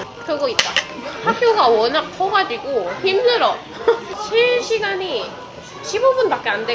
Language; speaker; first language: Korean; non-native, fluent; Indonesian